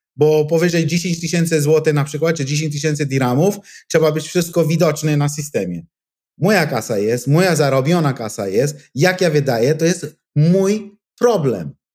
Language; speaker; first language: Polish; non-native, fluent; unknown